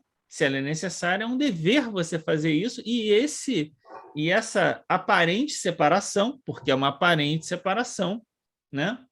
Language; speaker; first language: Portuguese; native; Portuguese